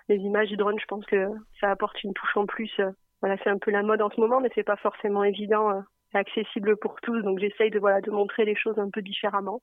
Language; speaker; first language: French; native; French